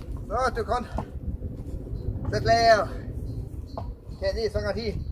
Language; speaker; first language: Thai; non-native, learner; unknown